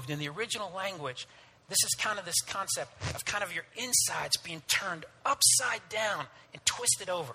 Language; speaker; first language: English; native; English